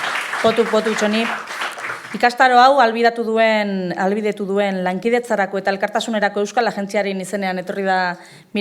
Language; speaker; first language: Basque; native; Basque